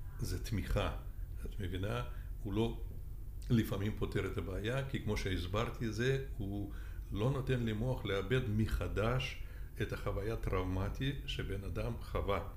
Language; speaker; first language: Hebrew; non-native, fluent; Russian